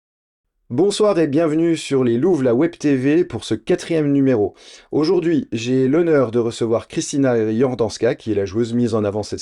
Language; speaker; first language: French; native; French